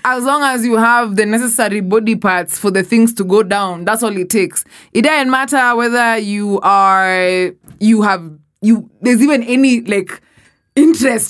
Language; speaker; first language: English; non-native, local second language; Swahili